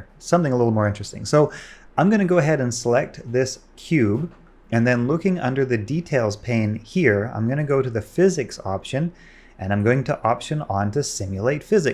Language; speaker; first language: English; native; English